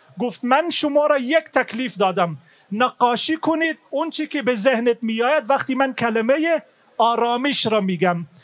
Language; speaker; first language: Persian; non-native, fluent; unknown